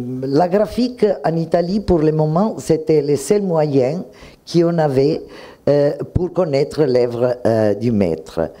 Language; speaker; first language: French; non-native, fluent; Italian